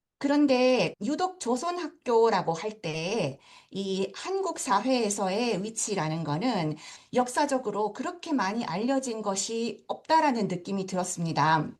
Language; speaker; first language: Korean; early bilingual, heritage; Japanese